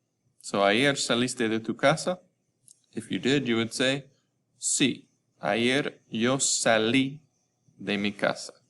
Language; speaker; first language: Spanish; non-native, fluent; English